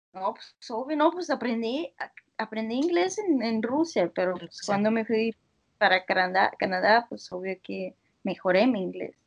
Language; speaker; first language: Spanish; non-native, fluent; Russian